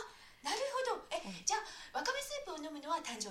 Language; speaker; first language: Japanese; native; Japanese